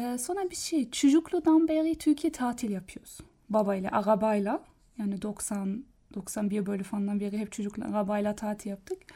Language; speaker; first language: Turkish; non-native, learner; German